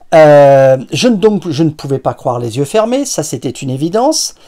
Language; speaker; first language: French; native; French